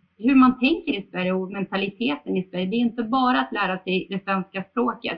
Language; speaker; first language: Swedish; early bilingual, other home language; Bosnian